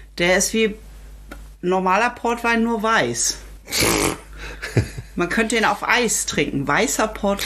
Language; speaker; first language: German; native; German